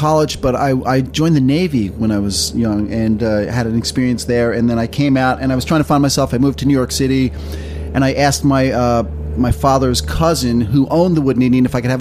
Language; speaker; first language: English; native; English